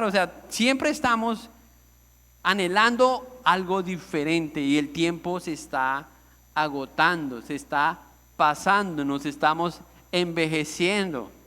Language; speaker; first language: Spanish; native; Spanish